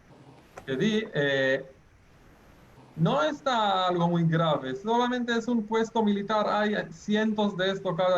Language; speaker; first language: Spanish; non-native, fluent; Hebrew